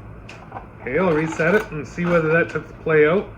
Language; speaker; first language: English; native; English